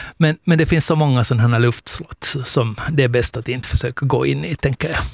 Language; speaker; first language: Swedish; native; Swedish